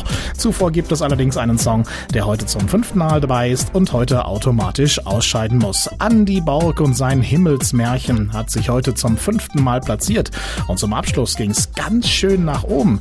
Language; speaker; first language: German; native; German